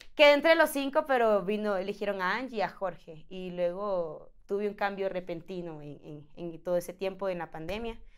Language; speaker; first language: Spanish; native; Spanish